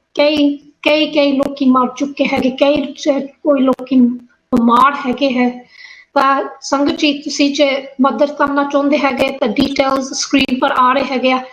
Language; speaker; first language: Punjabi; early bilingual, heritage; Punjabi